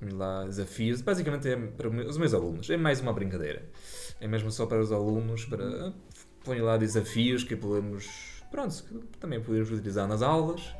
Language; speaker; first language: Portuguese; non-native, fluent; German